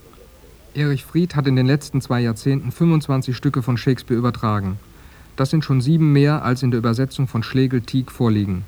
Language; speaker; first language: German; native; German